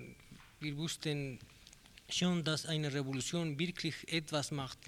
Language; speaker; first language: German; non-native, learner; Spanish